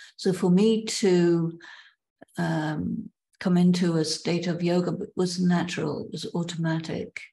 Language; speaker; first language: English; native; English